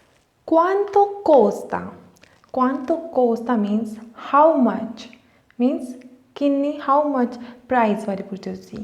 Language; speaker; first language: Italian; non-native, fluent; Punjabi